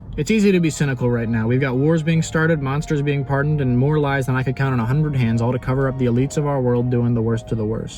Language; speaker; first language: English; native; English